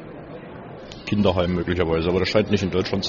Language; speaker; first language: German; native; German